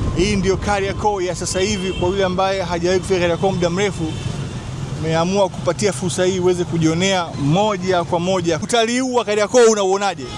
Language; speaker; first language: Swahili; native; Swahili